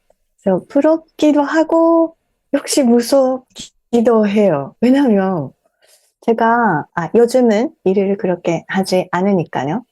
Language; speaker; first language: Korean; non-native, fluent; Japanese